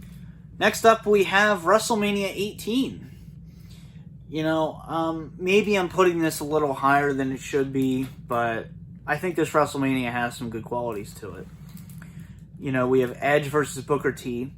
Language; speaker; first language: English; native; English